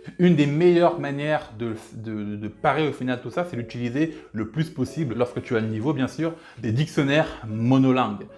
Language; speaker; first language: French; early bilingual, other home language; Lingala